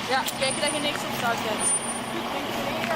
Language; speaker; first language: Dutch; native; Dutch